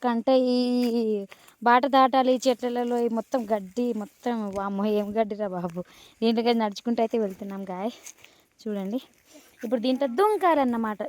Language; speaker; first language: Telugu; non-native, local second language; Lambadi